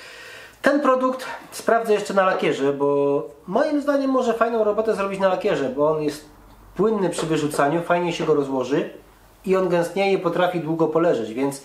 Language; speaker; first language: Polish; native; Polish